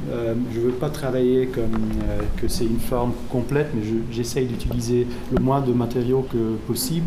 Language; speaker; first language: French; non-native, fluent; German